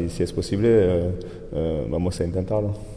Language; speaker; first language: Spanish; non-native, fluent; French